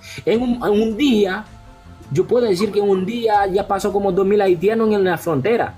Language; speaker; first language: Spanish; non-native, local second language; Haitian Creole